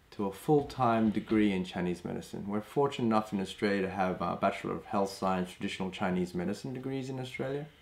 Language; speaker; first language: English; native; English